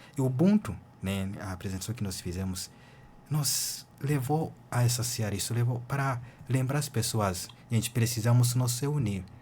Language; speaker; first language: Portuguese; non-native, fluent; Ganda